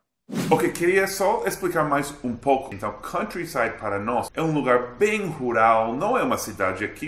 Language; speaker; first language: Portuguese; non-native, fluent; English